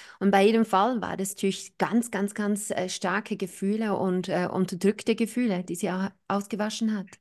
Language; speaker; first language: German; non-native, fluent; English